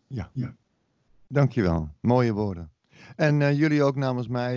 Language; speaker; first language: Dutch; native; Dutch